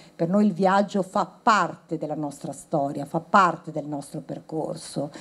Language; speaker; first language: Italian; early bilingual, other home language; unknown